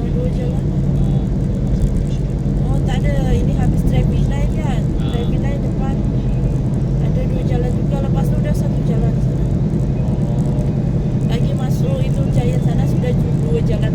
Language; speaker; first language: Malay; non-native, local second language; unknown